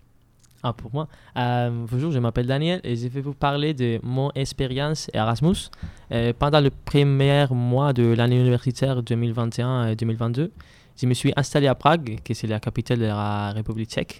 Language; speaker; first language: French; non-native, learner; Spanish